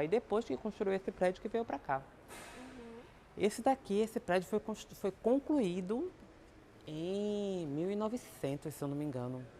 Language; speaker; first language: Portuguese; native; Portuguese